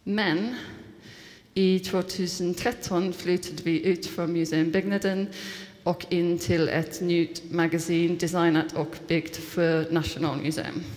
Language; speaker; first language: Swedish; non-native, fluent; English